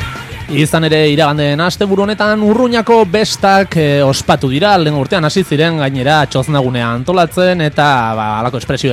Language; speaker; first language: Basque; native; Basque